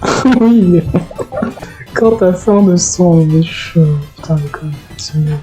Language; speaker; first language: French; native; French